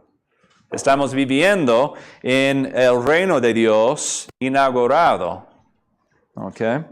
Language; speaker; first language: Spanish; non-native, fluent; English